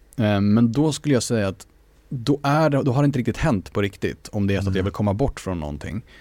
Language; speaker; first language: Swedish; native; Swedish